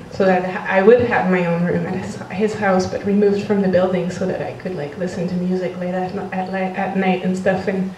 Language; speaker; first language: English; non-native, fluent; French